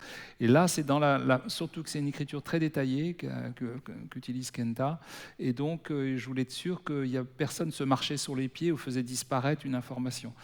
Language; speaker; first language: French; native; French